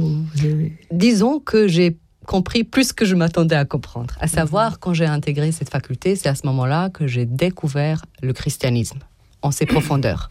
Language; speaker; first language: French; non-native, fluent; Serbian